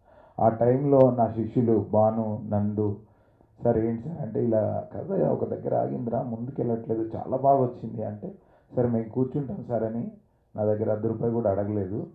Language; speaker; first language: Telugu; native; Telugu